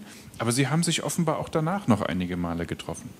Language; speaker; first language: German; native; German